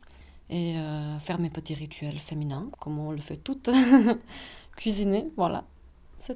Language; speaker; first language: French; non-native, fluent; Bosnian